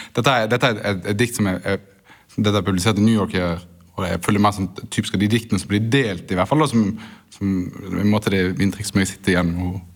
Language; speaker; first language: Norwegian; native; Norwegian